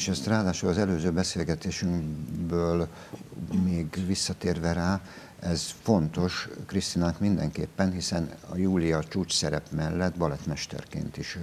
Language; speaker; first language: Hungarian; native; Hungarian